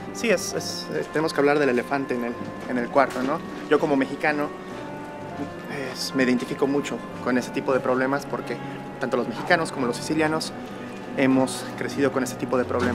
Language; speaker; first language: Spanish; native; Spanish